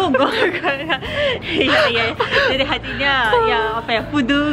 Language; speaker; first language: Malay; non-native, fluent; Japanese